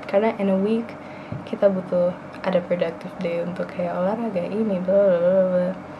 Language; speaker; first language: Indonesian; early bilingual, heritage; Indonesian